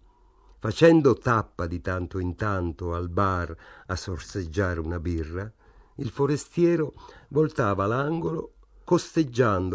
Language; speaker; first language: Italian; native; Italian